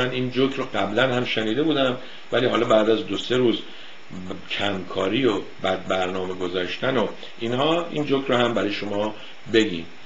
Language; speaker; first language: Persian; native; Persian